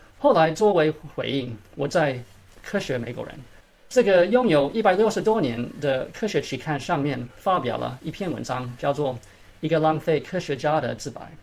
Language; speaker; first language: Chinese; early bilingual, heritage; Chinese